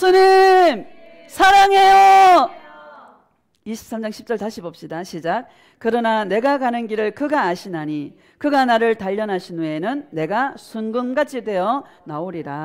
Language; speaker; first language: Korean; native; Korean